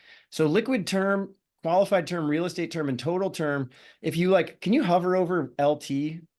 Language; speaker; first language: English; native; English